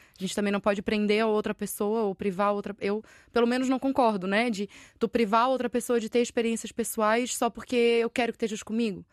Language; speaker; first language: Portuguese; native; Portuguese